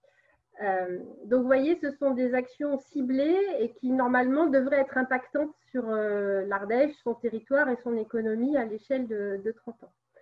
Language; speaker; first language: French; native; French